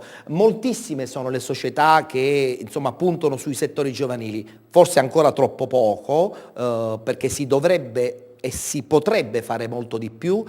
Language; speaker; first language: Italian; native; Italian